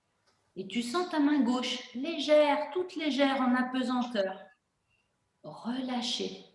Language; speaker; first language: French; native; French